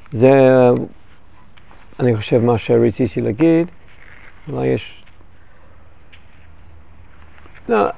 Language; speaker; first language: Hebrew; non-native, fluent; English